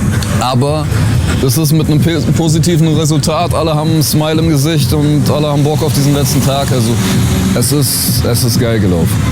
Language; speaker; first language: German; native; German